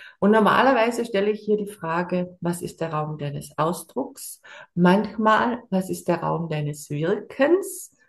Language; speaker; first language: German; native; German